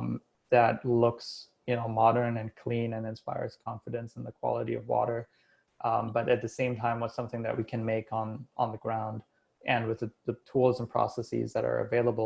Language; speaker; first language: English; non-native, fluent; German